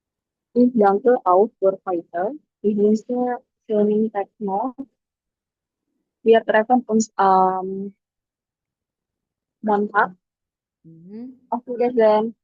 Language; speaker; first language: German; non-native, learner; Indonesian